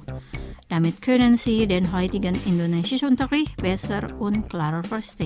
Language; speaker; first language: German; non-native, fluent; Indonesian